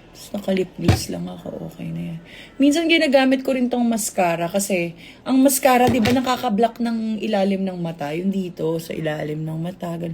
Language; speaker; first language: Filipino; native; Filipino